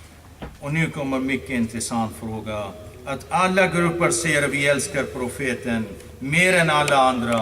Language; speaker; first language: Swedish; non-native, fluent; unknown